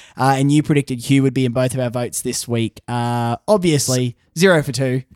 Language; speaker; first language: English; native; English